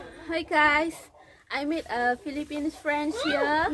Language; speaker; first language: English; non-native, learner; Indonesian